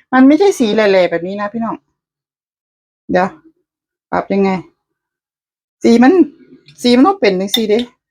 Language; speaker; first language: Thai; native; Thai